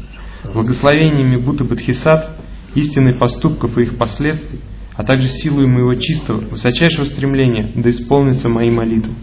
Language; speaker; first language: Russian; native; Russian